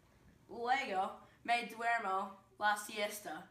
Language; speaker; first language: Spanish; non-native, learner; English